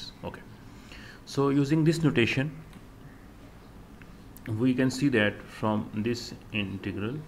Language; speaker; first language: English; non-native, local second language; Urdu